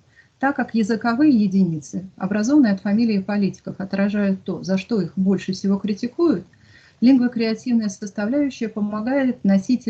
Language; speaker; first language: Russian; native; Russian